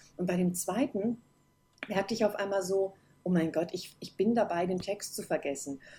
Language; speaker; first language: German; native; German